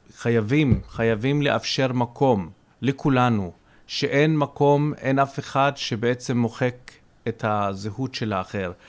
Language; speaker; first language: Hebrew; non-native, local second language; Arabic